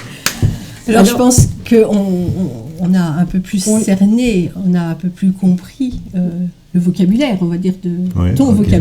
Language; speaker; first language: French; native; French